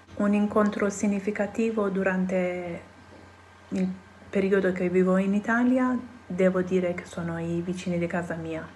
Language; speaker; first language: Italian; non-native, fluent; Persian